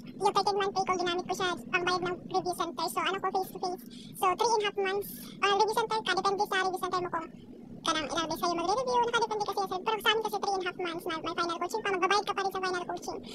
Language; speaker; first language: Filipino; native; Filipino